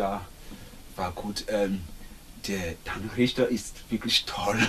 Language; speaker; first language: German; non-native, fluent; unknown